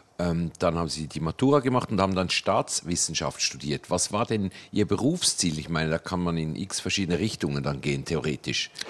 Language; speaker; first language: German; native; German